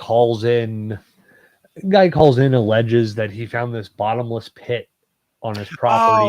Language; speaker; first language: English; native; English